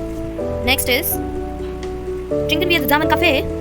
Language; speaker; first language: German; non-native, fluent; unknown